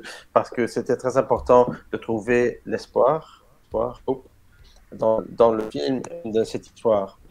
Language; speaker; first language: French; non-native, learner; Arabic